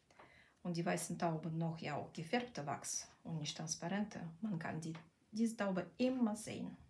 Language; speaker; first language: German; non-native, fluent; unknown